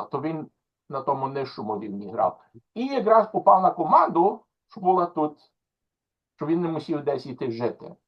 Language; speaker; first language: Ukrainian; early bilingual, other home language; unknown